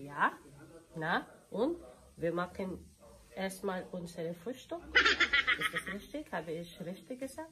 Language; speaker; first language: German; non-native, learner; Filipino